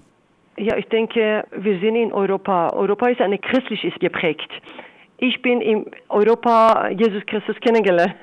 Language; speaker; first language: German; non-native, fluent; Persian